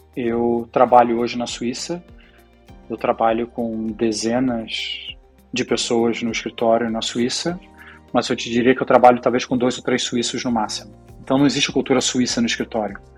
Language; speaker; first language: Portuguese; native; Portuguese